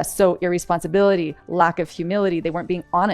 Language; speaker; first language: English; native; English